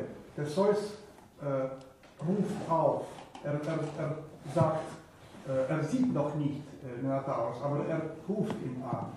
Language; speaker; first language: German; non-native, fluent; Russian